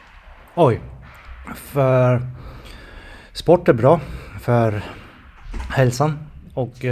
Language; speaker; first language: Swedish; non-native, fluent; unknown